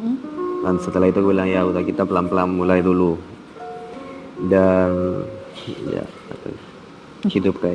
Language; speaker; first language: Indonesian; non-native, fluent; Spanish